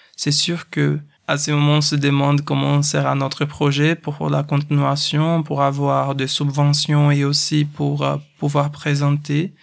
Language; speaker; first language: French; non-native, fluent; Portuguese